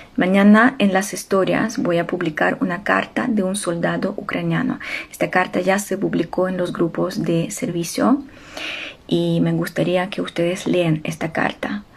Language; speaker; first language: Spanish; non-native, fluent; Ukrainian